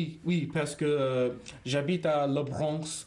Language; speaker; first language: French; non-native, learner; English